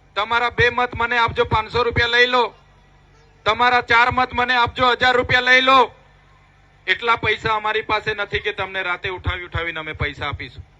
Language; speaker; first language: Gujarati; non-native, local second language; Vasavi